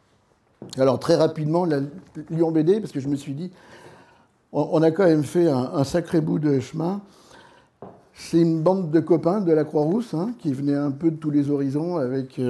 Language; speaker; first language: French; native; French